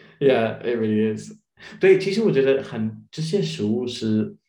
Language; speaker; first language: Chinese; non-native, learner; English